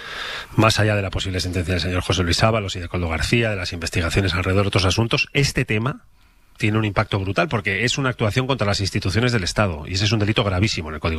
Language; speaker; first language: Spanish; native; Spanish